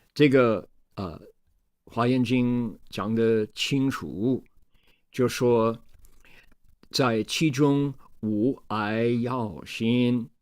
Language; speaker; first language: Chinese; non-native, fluent; English